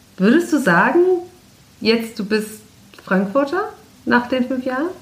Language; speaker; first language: German; native; German